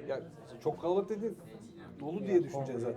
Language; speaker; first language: Turkish; native; Turkish